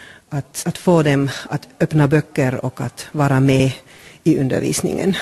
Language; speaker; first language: Swedish; non-native, local second language; Finnish